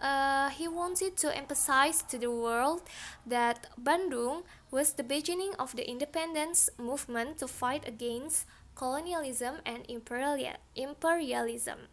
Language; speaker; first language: English; non-native, learner; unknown